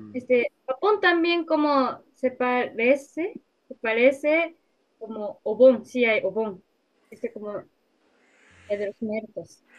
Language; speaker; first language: Spanish; non-native, learner; Japanese